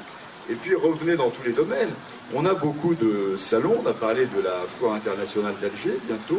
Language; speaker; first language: French; native; French